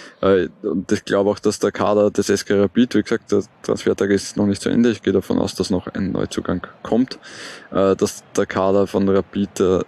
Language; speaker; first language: German; native; German